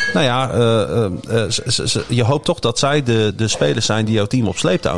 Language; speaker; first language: Dutch; native; Dutch